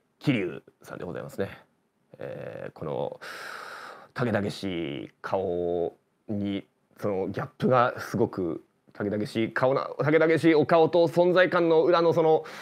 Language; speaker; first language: Japanese; native; Japanese